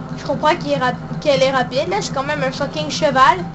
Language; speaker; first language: French; native; French